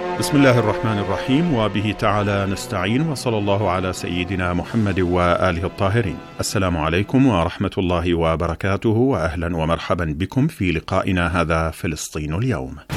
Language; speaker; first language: Arabic; native; Arabic